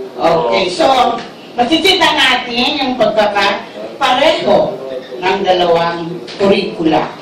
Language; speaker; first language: Filipino; non-native, local second language; Waray